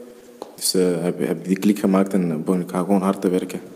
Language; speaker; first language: Dutch; early bilingual, other home language; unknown